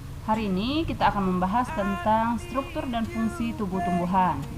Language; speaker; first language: Indonesian; native; Indonesian